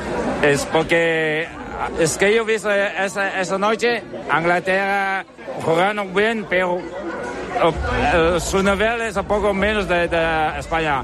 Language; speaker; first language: Spanish; non-native, learner; Dutch